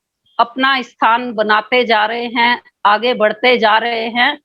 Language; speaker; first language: Hindi; native; Hindi